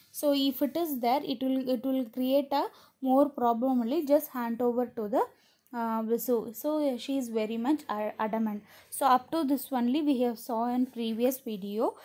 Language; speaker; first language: English; non-native, local second language; Tamil